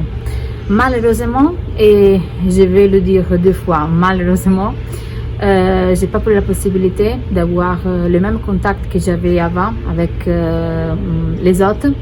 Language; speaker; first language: French; non-native, fluent; Italian